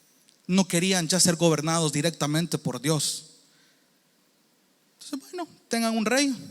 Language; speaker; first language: Spanish; native; Spanish